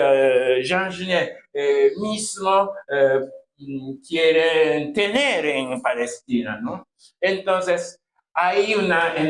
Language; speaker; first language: Spanish; non-native, fluent; Japanese